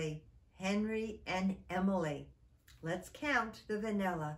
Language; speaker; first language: English; native; English